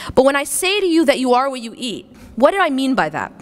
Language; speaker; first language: English; native; English